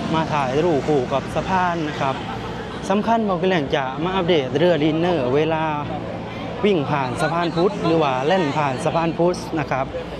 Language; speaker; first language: Thai; non-native, local second language; Lao